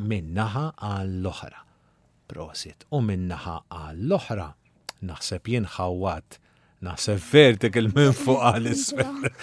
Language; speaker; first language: Maltese; native; Maltese